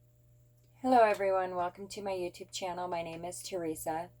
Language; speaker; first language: English; native; English